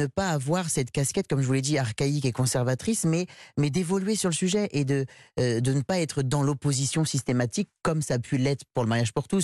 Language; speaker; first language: French; native; French